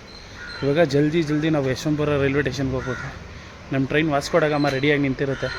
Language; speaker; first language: Kannada; native; Kannada